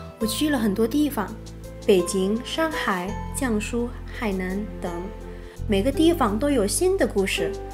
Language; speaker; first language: Chinese; non-native, fluent; Khmer